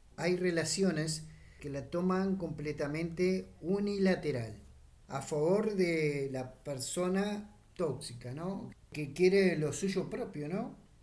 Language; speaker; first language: Spanish; native; Spanish